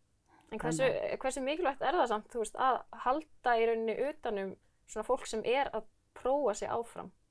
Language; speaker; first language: Icelandic; native; Icelandic